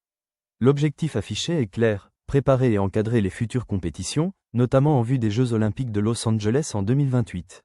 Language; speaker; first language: French; native; French